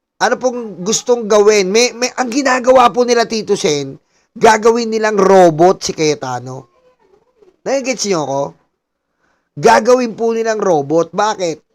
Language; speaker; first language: Filipino; native; Filipino